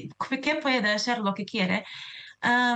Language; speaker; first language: Spanish; non-native, fluent; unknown